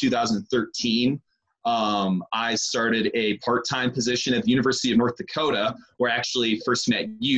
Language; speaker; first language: English; native; English